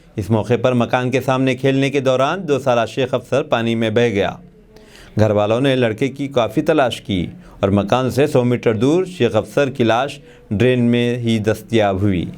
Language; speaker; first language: Urdu; native; Urdu